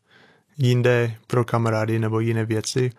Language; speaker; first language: Czech; non-native, fluent; English